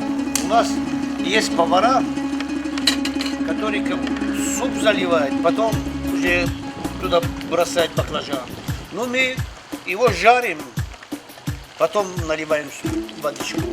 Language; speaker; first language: Russian; non-native, fluent; Tajik